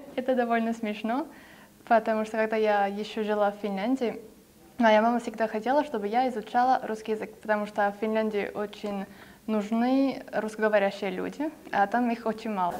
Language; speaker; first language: Russian; non-native, fluent; Finnish